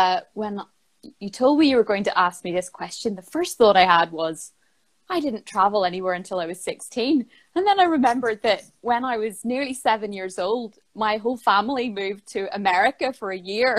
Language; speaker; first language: English; native; English